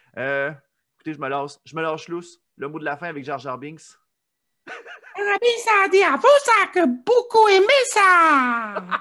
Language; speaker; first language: French; native; French